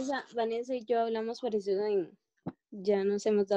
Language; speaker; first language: Spanish; native; Spanish